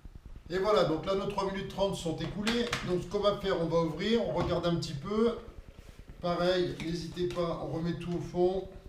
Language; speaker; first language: French; native; French